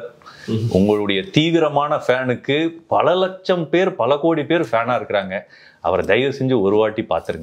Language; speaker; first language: Tamil; native; Tamil